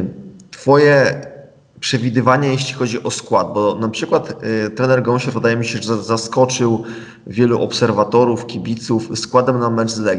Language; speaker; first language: Polish; native; Polish